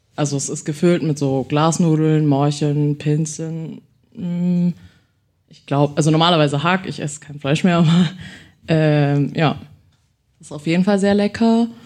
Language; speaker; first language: German; early bilingual, other home language; Chinese